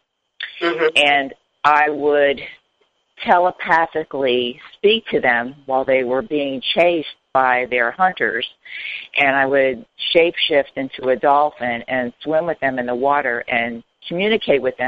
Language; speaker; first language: English; native; English